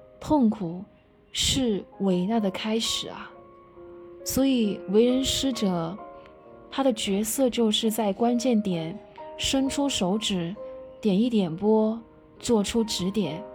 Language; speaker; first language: Chinese; native; Chinese